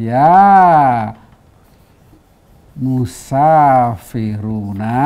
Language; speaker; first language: Arabic; non-native, fluent; Indonesian